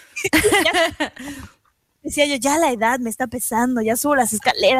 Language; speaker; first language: Spanish; native; Spanish